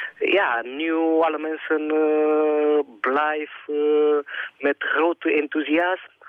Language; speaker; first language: Dutch; non-native, learner; Romanian